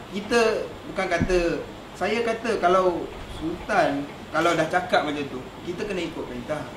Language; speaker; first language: Malay; non-native, local second language; Tamil